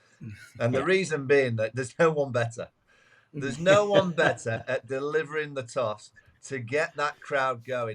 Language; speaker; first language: English; native; English